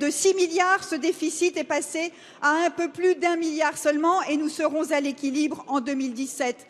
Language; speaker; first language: French; native; French